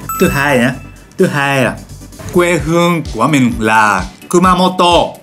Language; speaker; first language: Vietnamese; non-native, learner; Japanese